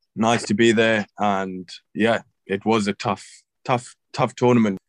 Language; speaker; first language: English; native; English